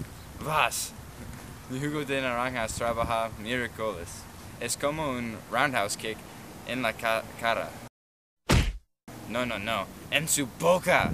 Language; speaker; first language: Spanish; non-native, learner; English